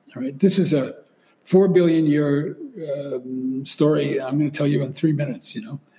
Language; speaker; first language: English; native; English